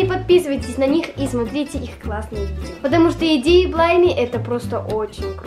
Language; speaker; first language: Russian; native; Russian